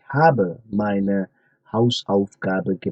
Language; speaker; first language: German; non-native, fluent; Hindi